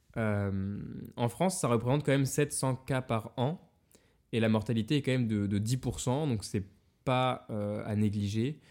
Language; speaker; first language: French; native; French